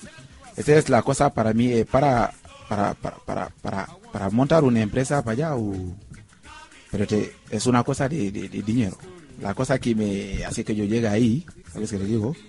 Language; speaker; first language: Spanish; non-native, learner; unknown